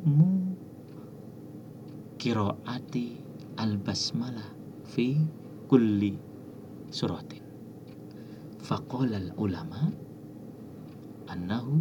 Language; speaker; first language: Arabic; non-native, fluent; Indonesian